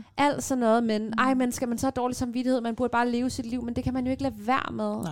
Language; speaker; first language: Danish; early bilingual, other home language; Persian